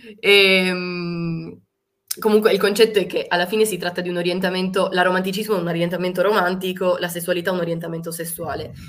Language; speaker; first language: Italian; early bilingual, other home language; Spanish